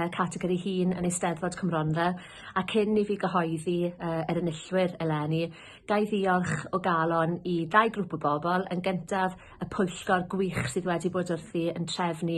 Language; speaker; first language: Welsh; native; Welsh